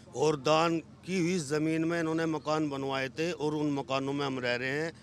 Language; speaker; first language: Hindi; native; Hindi